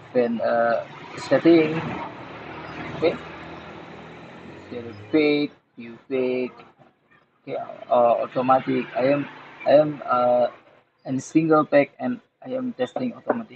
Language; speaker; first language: English; non-native, learner; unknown